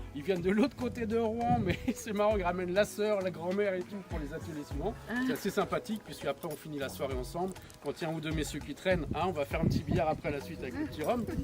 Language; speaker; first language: French; native; French